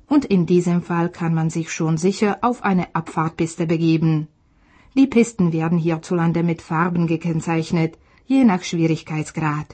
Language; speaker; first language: German; native; German